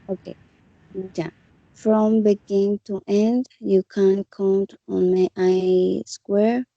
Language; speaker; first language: English; non-native, learner; Spanish